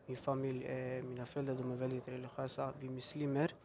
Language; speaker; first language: Swedish; early bilingual, other home language; Albanian